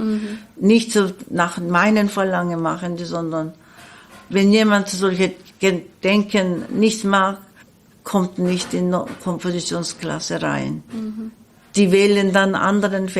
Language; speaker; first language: German; non-native, learner; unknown